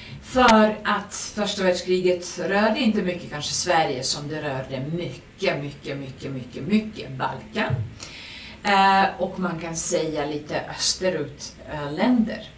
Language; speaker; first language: Swedish; non-native, fluent; Serbian